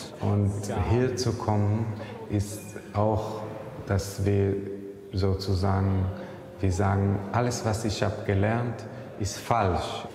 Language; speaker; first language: German; non-native, learner; Hebrew